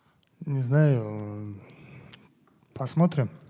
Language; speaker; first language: Russian; non-native, local second language; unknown